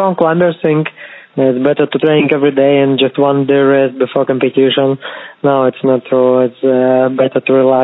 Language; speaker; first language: English; non-native, learner; Kazakh